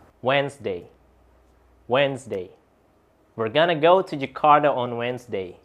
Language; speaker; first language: English; non-native, fluent; Indonesian